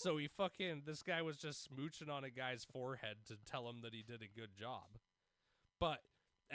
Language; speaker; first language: English; native; English